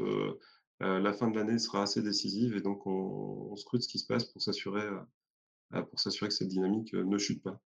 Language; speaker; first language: French; native; French